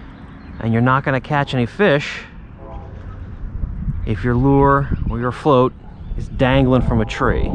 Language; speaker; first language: English; native; English